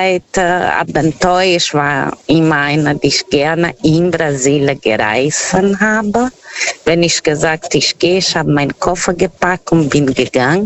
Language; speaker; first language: German; non-native, fluent; Portuguese